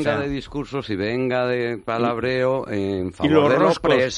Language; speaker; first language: Spanish; native; Spanish